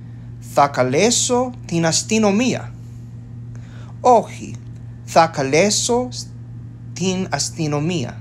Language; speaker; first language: Greek; non-native, learner; English